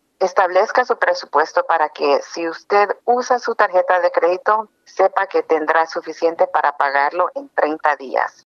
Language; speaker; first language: Spanish; early bilingual, heritage; Spanish